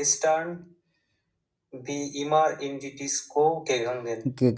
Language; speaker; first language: German; non-native, learner; Bangla